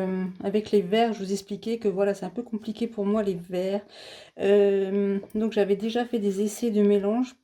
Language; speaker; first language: French; native; French